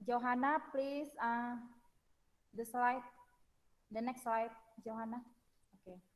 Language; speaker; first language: English; non-native, learner; Indonesian